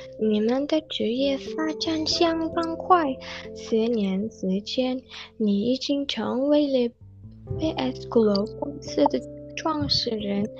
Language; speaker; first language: Chinese; non-native, learner; Indonesian